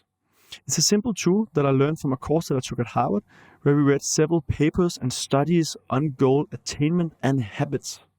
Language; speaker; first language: English; non-native, fluent; Danish